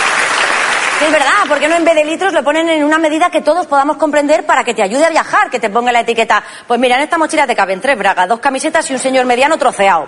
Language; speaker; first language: Spanish; native; Spanish